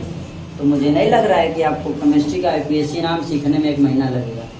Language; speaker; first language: Hindi; native; Hindi